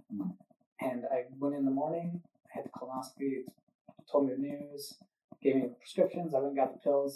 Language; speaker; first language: English; native; English